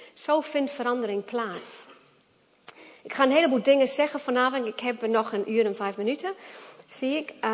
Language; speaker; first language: Dutch; non-native, fluent; English